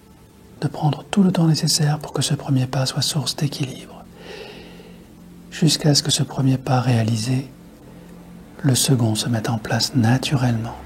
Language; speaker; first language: French; native; French